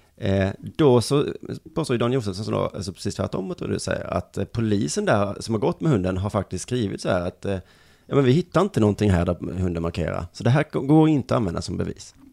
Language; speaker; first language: Swedish; native; Swedish